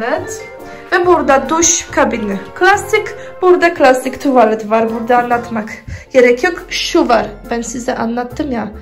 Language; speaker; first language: Turkish; non-native, learner; Polish